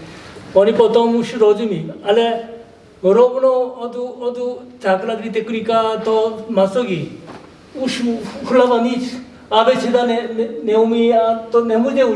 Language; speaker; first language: Czech; non-native, learner; Korean